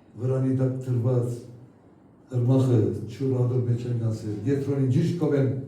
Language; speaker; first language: Armenian; native; Armenian